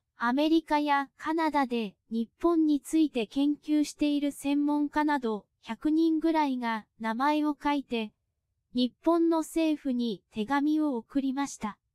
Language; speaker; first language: Japanese; non-native, fluent; Cantonese